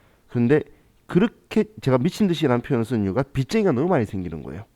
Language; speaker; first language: Korean; native; Korean